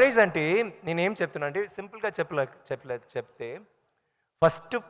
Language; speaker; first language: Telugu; non-native, learner; Tamil